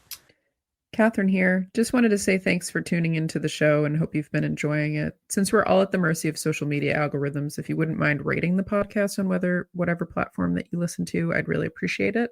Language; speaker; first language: English; native; English